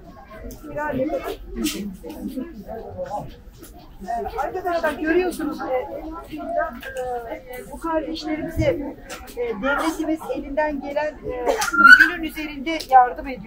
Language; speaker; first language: Turkish; native; Turkish